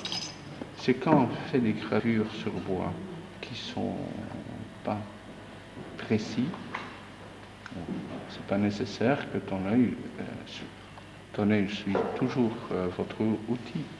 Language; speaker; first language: French; non-native, fluent; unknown